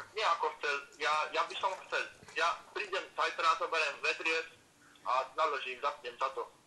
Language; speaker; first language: Slovak; non-native, fluent; Hungarian